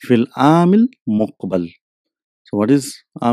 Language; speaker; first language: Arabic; non-native, fluent; English